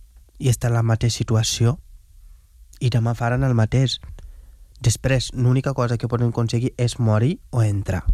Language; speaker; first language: Catalan; non-native, fluent; Wolof